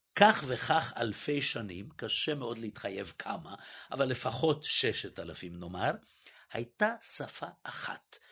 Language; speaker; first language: Hebrew; native; Hebrew